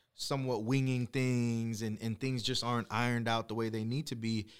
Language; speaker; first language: English; native; English